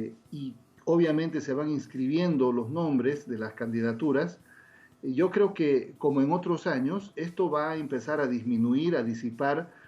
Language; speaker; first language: Spanish; native; Spanish